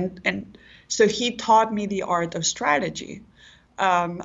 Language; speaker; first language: English; non-native, fluent; Catalan